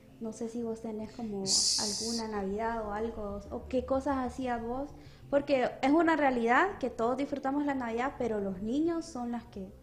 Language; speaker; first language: Spanish; native; Spanish